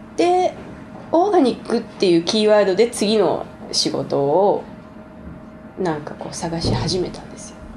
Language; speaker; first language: Japanese; native; Japanese